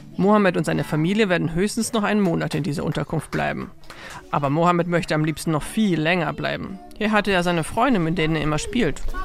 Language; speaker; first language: German; early bilingual, other home language; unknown